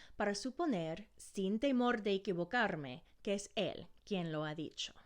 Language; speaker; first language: Spanish; non-native, fluent; English